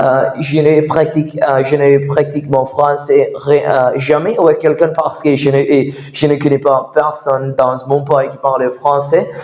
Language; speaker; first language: French; non-native, learner; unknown